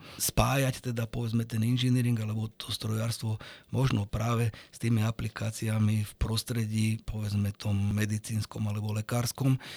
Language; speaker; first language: Slovak; native; Slovak